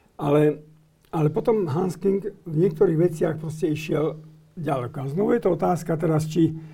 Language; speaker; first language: Slovak; native; Slovak